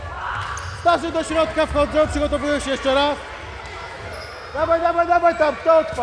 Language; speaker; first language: Polish; native; Polish